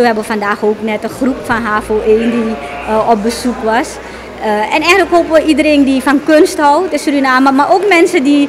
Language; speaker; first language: Dutch; native; Dutch